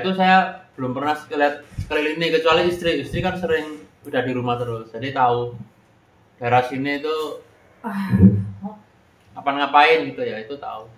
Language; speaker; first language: Indonesian; non-native, local second language; Javanese